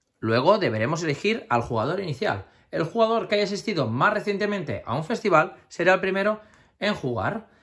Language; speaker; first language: Spanish; native; Spanish